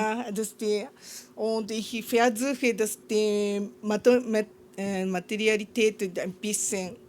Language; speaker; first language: German; non-native, learner; Japanese